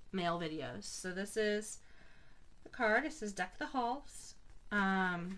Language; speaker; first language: English; native; English